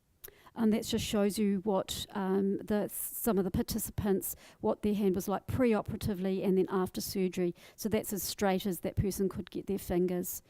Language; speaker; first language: English; native; English